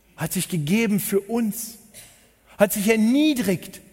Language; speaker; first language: German; native; German